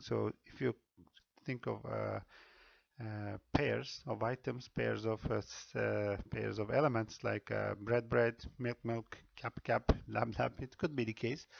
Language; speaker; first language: English; non-native, fluent; Turkish